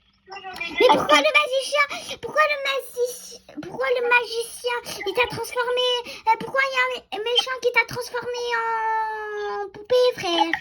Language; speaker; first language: French; native; French